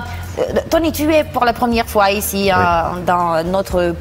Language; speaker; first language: French; non-native, fluent; Romanian